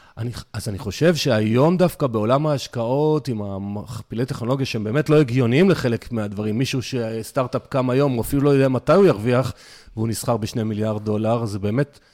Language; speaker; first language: Hebrew; native; Hebrew